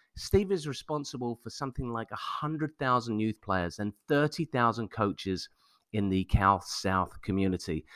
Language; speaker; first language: English; native; English